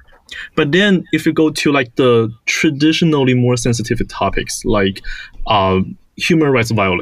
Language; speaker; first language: English; non-native, fluent; Chinese